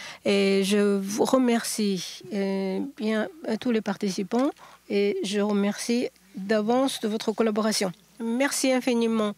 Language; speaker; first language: French; non-native, learner; Japanese